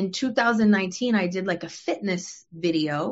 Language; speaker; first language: English; early bilingual, other home language; French